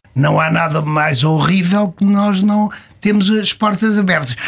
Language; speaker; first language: Portuguese; native; Portuguese